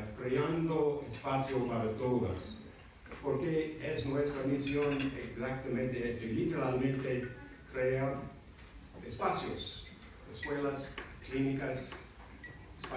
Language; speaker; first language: Spanish; non-native, learner; English